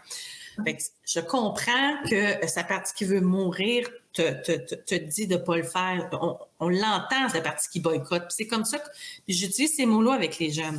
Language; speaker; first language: French; native; French